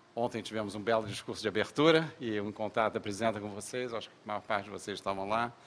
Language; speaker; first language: Portuguese; native; Portuguese